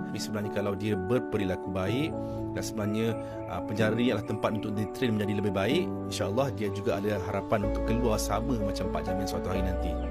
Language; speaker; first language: Malay; native; Malay